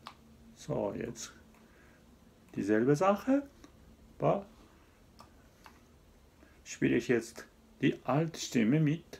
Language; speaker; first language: German; non-native, fluent; Japanese